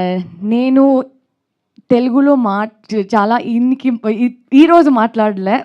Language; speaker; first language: Telugu; non-native, learner; Kannada